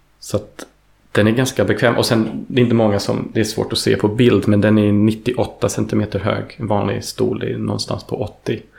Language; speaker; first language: Swedish; early bilingual, heritage; Swedish